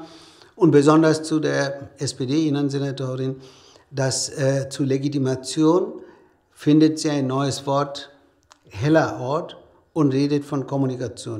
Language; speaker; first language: German; non-native, fluent; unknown